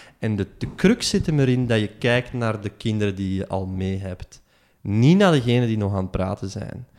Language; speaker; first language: Dutch; native; Dutch